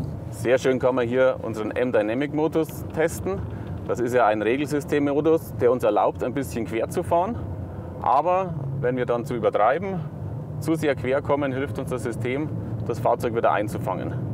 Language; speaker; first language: German; native; German